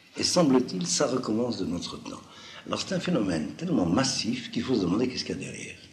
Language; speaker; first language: French; non-native, local second language; Arabic